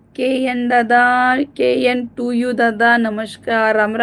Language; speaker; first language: Hindi; non-native, local second language; Marathi